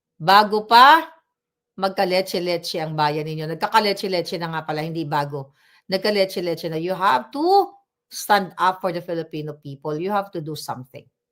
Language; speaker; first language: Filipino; non-native, local second language; Cebuano